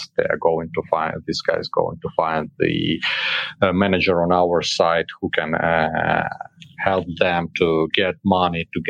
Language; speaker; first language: English; non-native, fluent; Ukrainian